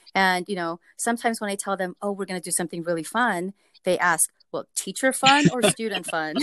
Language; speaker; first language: English; early bilingual, other home language; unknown